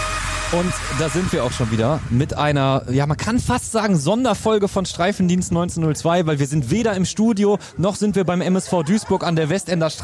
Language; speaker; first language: German; native; German